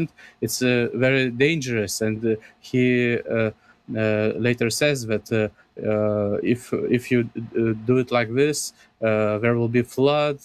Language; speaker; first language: English; non-native, fluent; Lithuanian